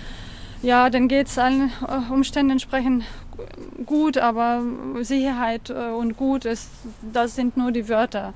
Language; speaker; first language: German; non-native, fluent; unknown